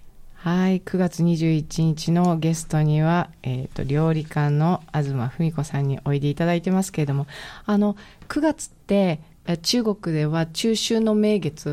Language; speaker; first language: Japanese; native; Japanese